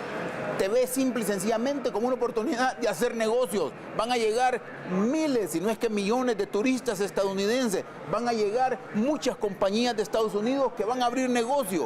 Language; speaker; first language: Spanish; native; Spanish